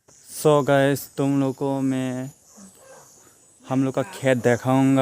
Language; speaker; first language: Hindi; non-native, local second language; Kok Borok